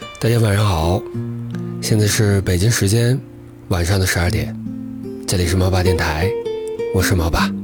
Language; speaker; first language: Chinese; native; Chinese